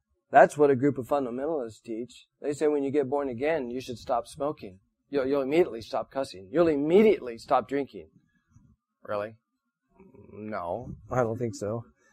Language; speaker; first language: English; native; English